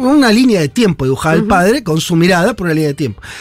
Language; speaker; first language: Spanish; native; Spanish